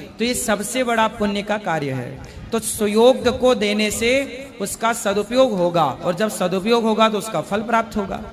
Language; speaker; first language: Hindi; native; Hindi